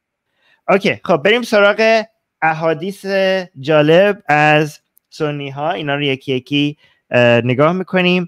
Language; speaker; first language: Persian; native; Persian